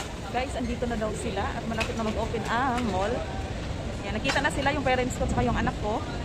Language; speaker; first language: Filipino; non-native, local second language; Cebuano